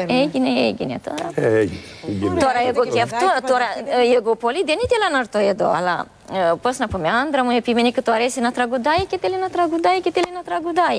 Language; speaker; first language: Greek; non-native, learner; Romanian